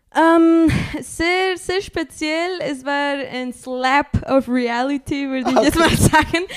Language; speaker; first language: German; non-native, fluent; Spanish